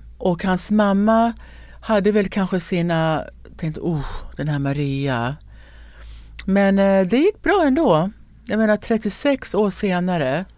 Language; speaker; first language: Swedish; native; Swedish